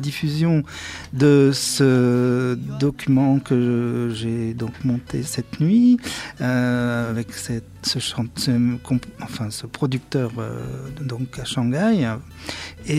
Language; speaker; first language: French; native; French